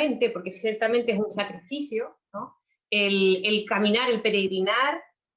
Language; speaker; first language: Spanish; native; Spanish